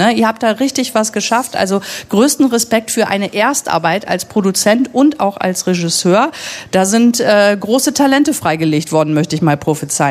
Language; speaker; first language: German; native; German